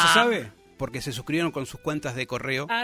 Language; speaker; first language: Spanish; native; Spanish